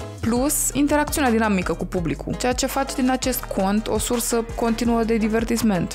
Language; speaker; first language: Romanian; native; Romanian